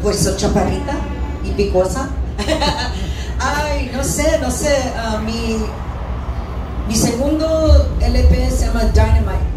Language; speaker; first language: Spanish; early bilingual, heritage; English